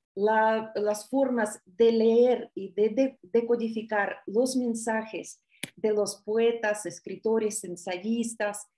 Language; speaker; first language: Spanish; non-native, fluent; Russian